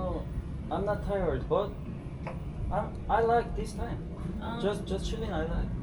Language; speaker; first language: English; non-native, learner; Korean